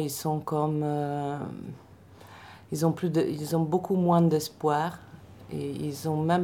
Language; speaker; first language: French; non-native, fluent; Italian